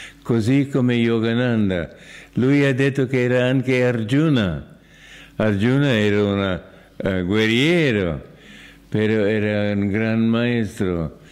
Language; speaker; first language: Italian; non-native, fluent; English